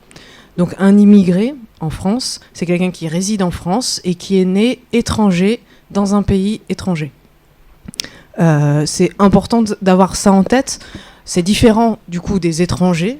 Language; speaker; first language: French; native; French